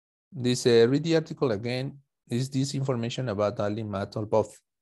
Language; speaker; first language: English; non-native, fluent; Spanish